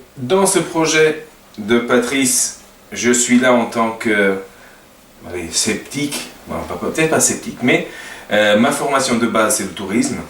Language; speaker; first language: French; non-native, fluent; Portuguese